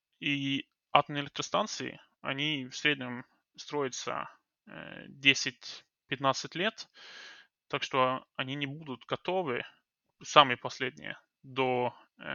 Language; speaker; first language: Russian; non-native, fluent; Norwegian